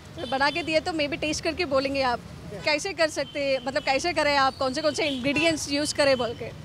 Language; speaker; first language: Hindi; non-native, local second language; Telugu